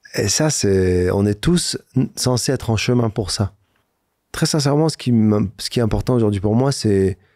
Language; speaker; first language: French; native; French